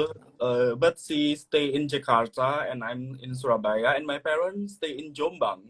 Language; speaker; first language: English; non-native, learner; Indonesian